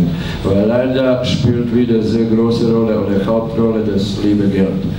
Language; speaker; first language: German; non-native, learner; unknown